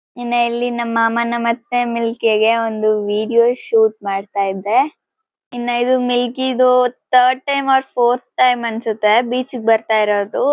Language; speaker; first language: Kannada; non-native, local second language; Telugu